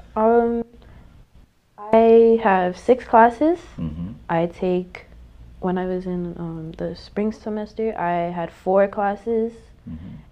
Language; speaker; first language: English; native; English